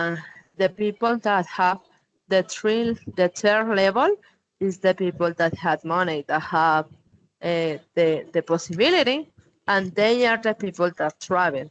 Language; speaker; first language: English; non-native, learner; Spanish